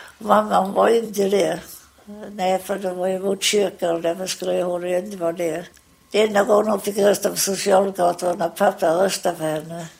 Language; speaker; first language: Swedish; native; Swedish